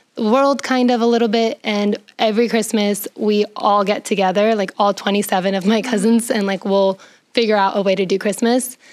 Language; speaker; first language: English; early bilingual, other home language; Spanish